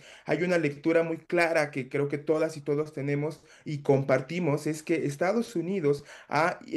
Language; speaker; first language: Spanish; native; Spanish